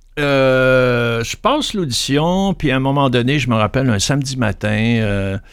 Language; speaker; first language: French; native; French